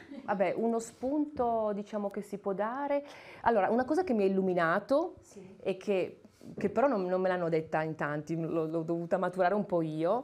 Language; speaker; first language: Italian; native; Italian